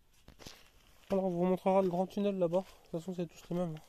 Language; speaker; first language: French; native; French